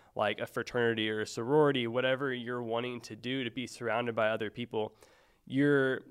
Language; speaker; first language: English; native; English